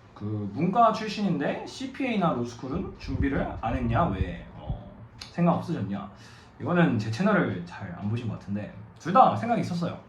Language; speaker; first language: Korean; native; Korean